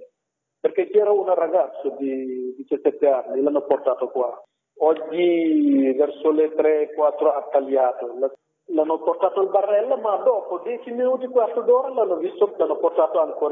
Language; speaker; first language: Italian; non-native, learner; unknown